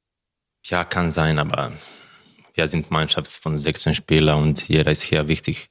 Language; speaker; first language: German; non-native, learner; Croatian